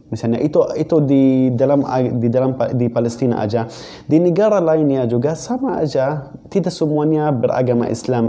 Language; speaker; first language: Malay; non-native, fluent; Arabic